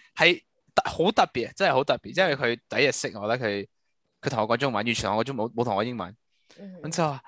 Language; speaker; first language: Cantonese; early bilingual, heritage; Cantonese